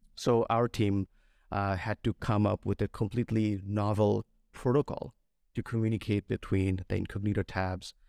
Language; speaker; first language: English; non-native, local second language; Bangla